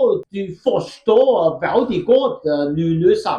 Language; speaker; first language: Norwegian; non-native, learner; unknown